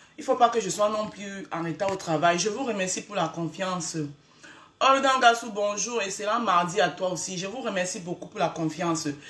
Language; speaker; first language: French; native; French